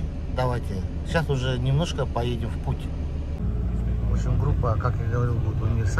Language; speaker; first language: Russian; native; Russian